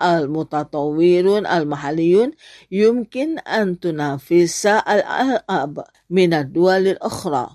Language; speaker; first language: Arabic; non-native, fluent; Indonesian